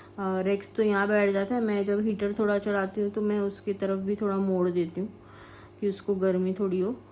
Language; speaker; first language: Hindi; non-native, local second language; Malayalam